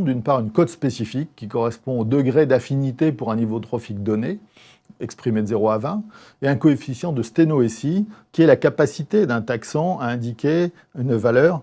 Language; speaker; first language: French; native; French